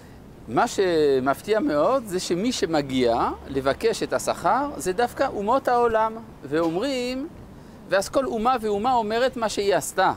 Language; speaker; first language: Hebrew; non-native, fluent; French